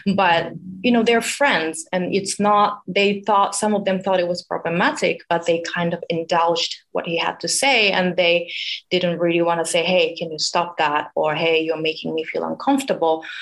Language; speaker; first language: English; non-native, fluent; Japanese